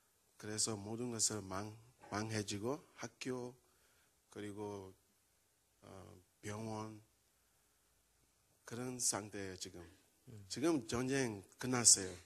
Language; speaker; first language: Korean; non-native, learner; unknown